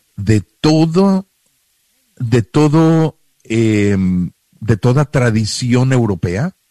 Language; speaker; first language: Spanish; native; Spanish